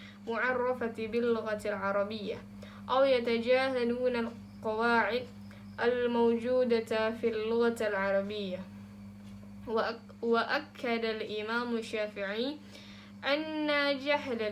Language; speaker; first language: Arabic; non-native, learner; Indonesian